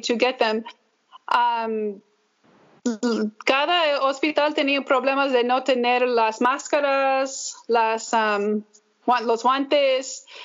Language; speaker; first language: Spanish; early bilingual, heritage; English